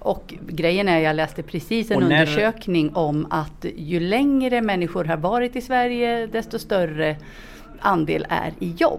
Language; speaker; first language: Swedish; native; Swedish